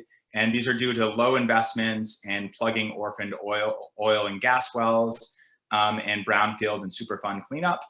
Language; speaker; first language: English; native; English